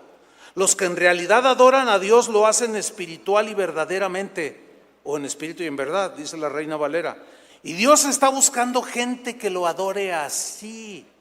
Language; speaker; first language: Spanish; native; Spanish